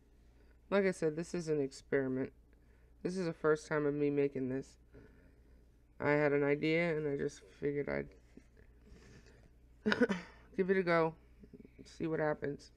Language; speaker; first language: English; native; English